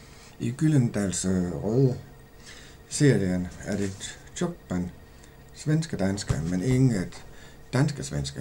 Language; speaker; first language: Swedish; non-native, learner; Danish